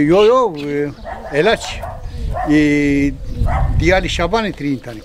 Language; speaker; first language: Albanian; early bilingual, heritage; Albanian